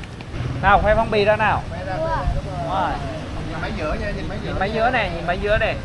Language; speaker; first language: Vietnamese; native; Vietnamese